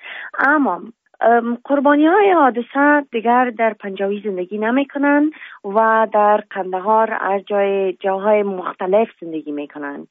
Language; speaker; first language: Persian; non-native, local second language; Pashto